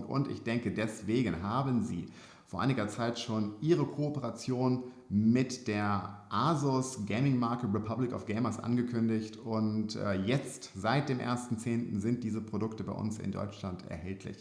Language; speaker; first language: German; native; German